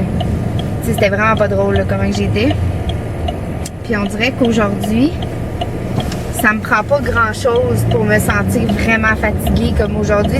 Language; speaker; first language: French; native; French